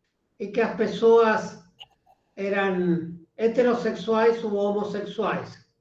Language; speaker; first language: Portuguese; non-native, fluent; Spanish